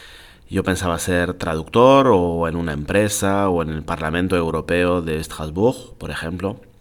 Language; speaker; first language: Spanish; non-native, fluent; French